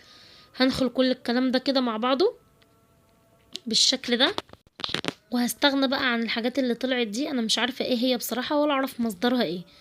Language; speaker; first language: Arabic; native; Arabic